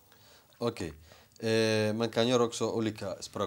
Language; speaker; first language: Swedish; non-native, learner; Somali